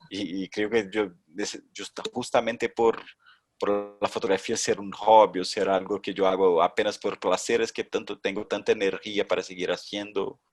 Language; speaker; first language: Spanish; non-native, fluent; Portuguese